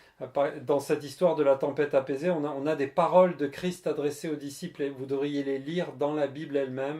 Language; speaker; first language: French; native; French